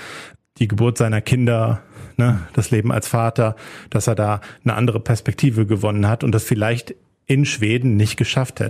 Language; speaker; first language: German; native; German